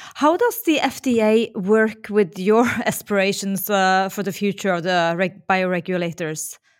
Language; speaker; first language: English; non-native, fluent; Norwegian